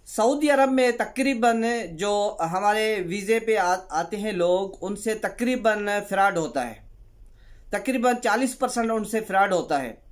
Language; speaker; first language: Urdu; non-native, local second language; Sindhi